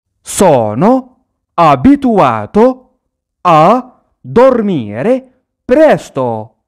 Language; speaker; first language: Italian; non-native, fluent; Arabic